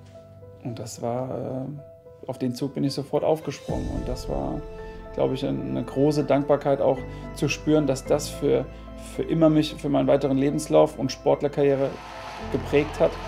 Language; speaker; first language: German; native; German